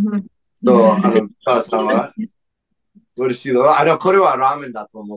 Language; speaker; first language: Japanese; non-native, fluent; English